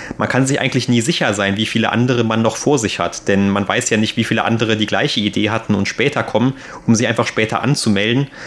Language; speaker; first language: German; native; German